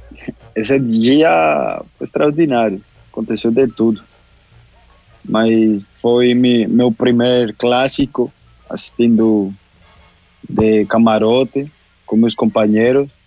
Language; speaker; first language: Portuguese; non-native, local second language; Spanish